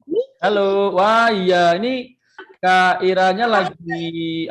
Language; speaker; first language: Indonesian; native; Indonesian